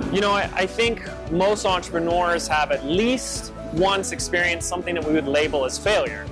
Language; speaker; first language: English; native; English